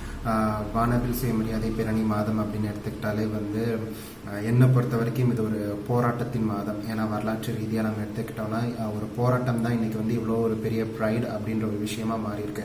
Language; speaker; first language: Tamil; native; Tamil